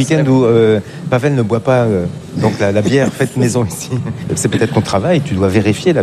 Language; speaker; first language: French; native; French